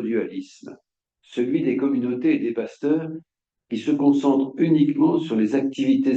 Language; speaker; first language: French; native; French